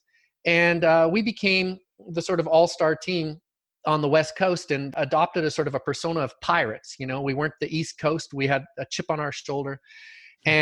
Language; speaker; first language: English; native; English